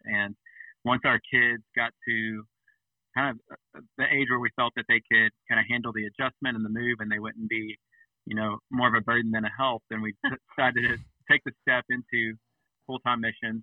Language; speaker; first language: English; native; English